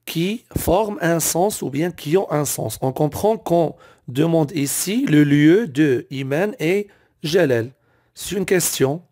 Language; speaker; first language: French; non-native, local second language; Arabic